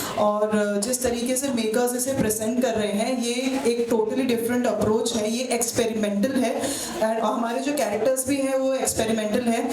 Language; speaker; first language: Hindi; native; Hindi